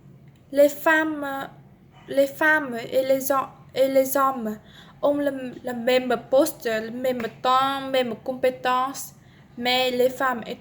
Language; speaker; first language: French; non-native, learner; Vietnamese